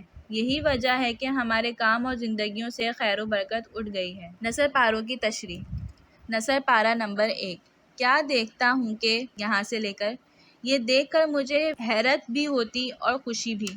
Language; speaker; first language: Urdu; native; Urdu